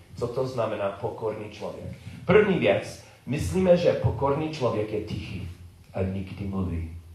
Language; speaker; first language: Czech; non-native, learner; English